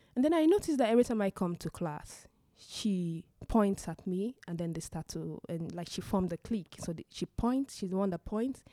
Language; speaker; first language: English; non-native, local second language; Igbo